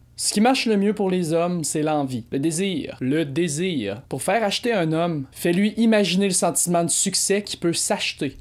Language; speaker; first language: French; native; French